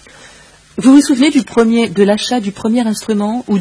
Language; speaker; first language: French; native; French